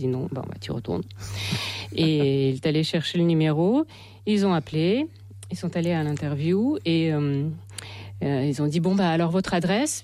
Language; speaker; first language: French; non-native, fluent; Russian